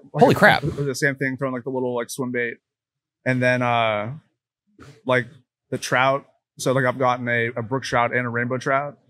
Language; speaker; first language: English; native; English